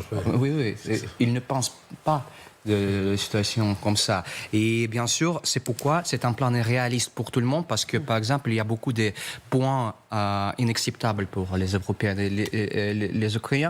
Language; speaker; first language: French; non-native, fluent; Russian